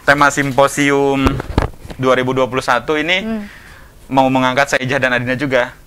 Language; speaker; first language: Indonesian; native; Indonesian